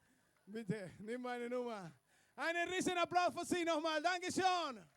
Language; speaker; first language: German; non-native, fluent; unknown